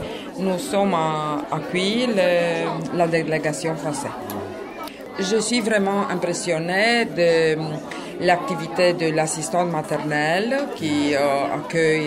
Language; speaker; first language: French; non-native, fluent; Romanian